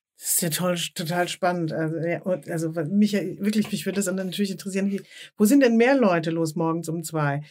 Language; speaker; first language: German; native; German